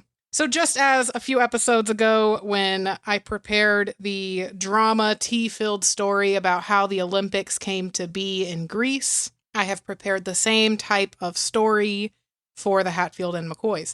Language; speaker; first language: English; native; English